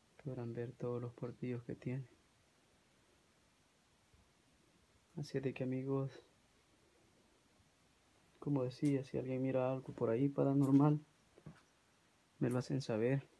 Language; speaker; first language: Spanish; native; Spanish